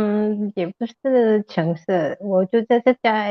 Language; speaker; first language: Chinese; non-native, learner; Indonesian